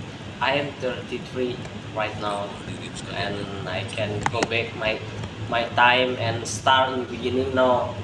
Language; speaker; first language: English; non-native, learner; Indonesian